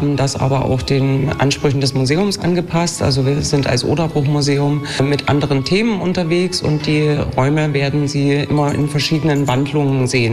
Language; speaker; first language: German; native; German